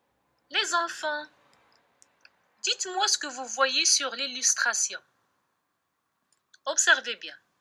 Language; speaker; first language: French; non-native, local second language; Arabic